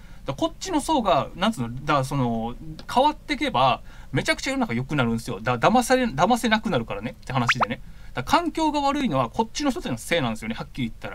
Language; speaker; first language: Japanese; native; Japanese